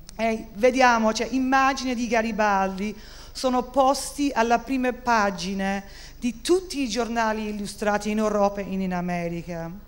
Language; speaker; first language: Italian; non-native, fluent; English